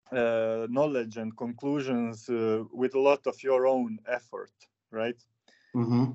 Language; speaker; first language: English; non-native, fluent; Serbian